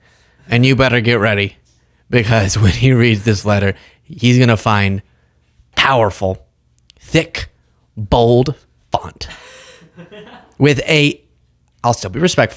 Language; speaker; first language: English; native; English